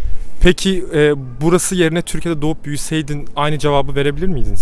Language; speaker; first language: Turkish; native; Turkish